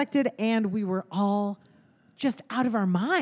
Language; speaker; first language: English; native; English